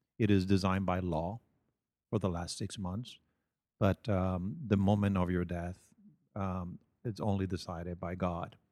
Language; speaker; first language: English; non-native, fluent; Spanish